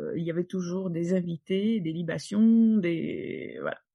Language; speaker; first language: French; non-native, fluent; Polish